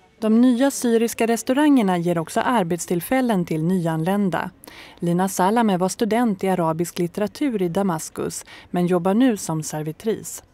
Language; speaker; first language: Swedish; native; Swedish